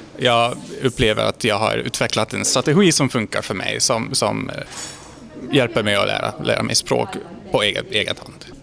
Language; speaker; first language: Swedish; non-native, fluent; Hungarian